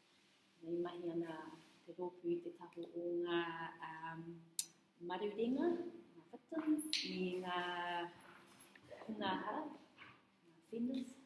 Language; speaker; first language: Māori; non-native, learner; English